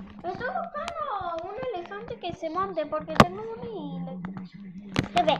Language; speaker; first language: Spanish; native; Spanish